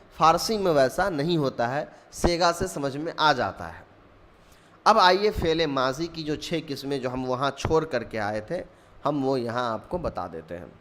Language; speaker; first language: Urdu; native; Urdu